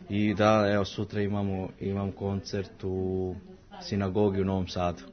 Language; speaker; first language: Serbian; early bilingual, heritage; Serbian